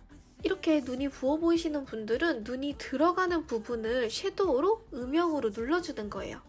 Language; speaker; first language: Korean; native; Korean